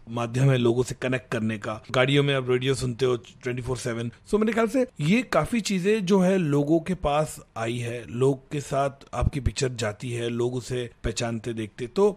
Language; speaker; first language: Hindi; native; Hindi